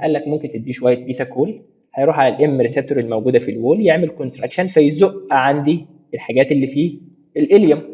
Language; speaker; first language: Arabic; native; Arabic